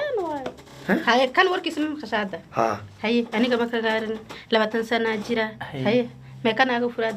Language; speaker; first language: Somali; non-native, learner; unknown